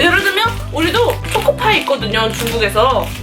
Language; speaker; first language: Korean; non-native, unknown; Chinese